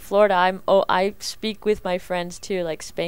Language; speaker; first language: English; early bilingual, other home language; Spanish